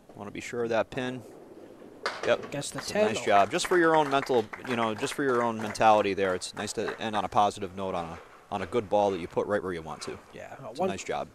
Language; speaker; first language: English; native; English